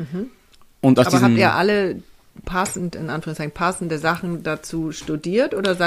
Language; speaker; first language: German; native; German